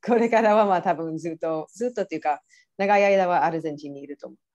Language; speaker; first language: Japanese; non-native, fluent; English